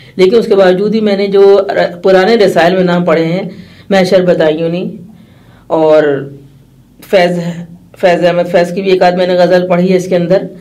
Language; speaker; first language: Urdu; native; Urdu